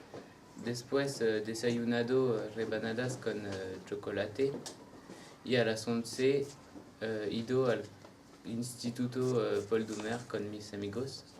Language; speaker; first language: Spanish; non-native, learner; French